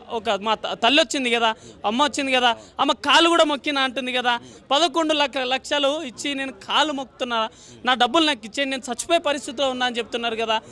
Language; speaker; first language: Telugu; native; Telugu